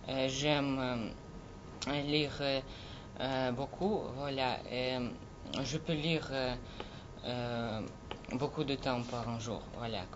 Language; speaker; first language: French; non-native, learner; Russian